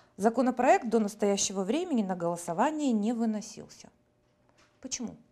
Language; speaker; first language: Russian; native; Russian